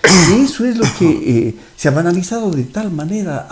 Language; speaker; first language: Spanish; native; Spanish